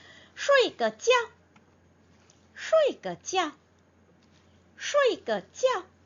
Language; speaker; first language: Chinese; non-native, fluent; Korean